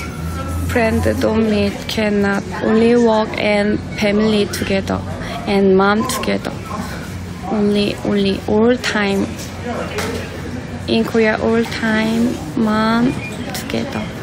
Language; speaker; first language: English; non-native, learner; Korean